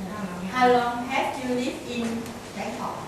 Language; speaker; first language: English; non-native, learner; Thai